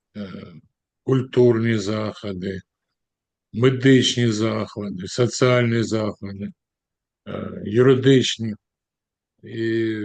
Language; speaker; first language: Ukrainian; non-native, local second language; Russian